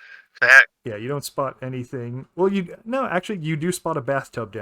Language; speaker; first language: English; native; English